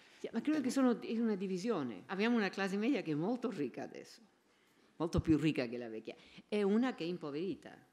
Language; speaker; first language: Italian; non-native, fluent; Spanish